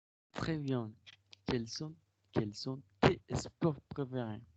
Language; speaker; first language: French; non-native, fluent; Spanish